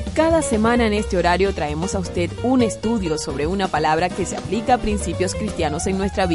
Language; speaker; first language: Spanish; native; Spanish